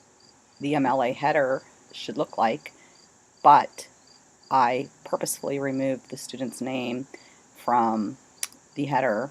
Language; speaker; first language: English; native; English